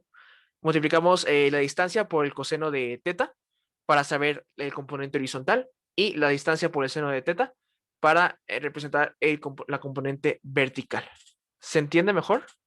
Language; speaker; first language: Spanish; native; Spanish